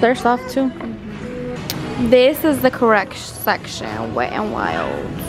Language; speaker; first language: English; early bilingual, other home language; Spanish